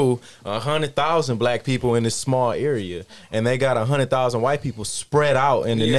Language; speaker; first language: English; native; English